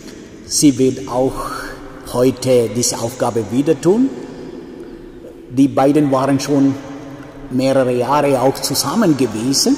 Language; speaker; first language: German; non-native, fluent; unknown